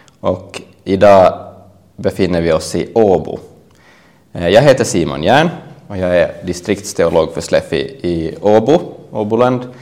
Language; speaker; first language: Swedish; native; Swedish